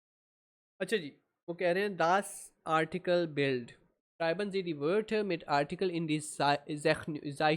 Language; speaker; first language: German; non-native, fluent; Urdu